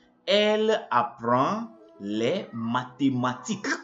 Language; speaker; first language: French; non-native, fluent; English